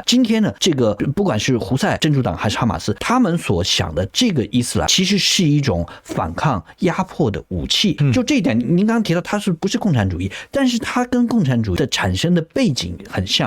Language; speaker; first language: Chinese; native; Chinese